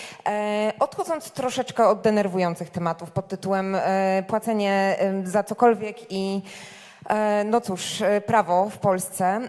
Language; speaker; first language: Polish; native; Polish